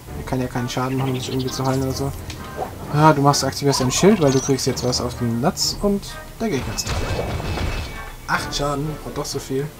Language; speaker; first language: German; native; German